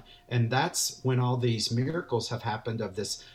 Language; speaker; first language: English; native; English